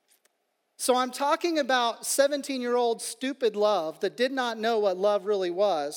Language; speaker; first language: English; native; English